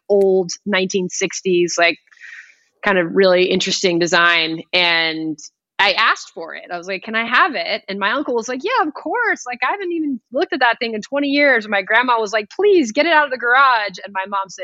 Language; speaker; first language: English; native; English